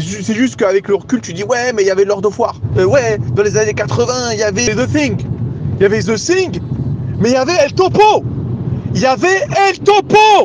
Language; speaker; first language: French; native; French